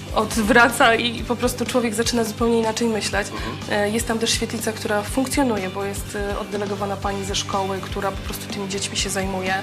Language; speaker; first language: Polish; native; Polish